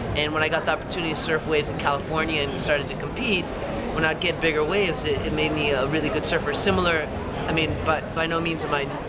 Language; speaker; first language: English; native; English